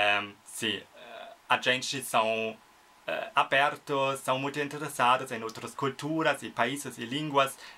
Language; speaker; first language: Portuguese; non-native, fluent; German